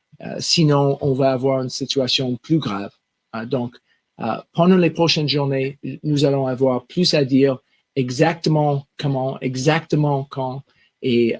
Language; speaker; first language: French; non-native, local second language; English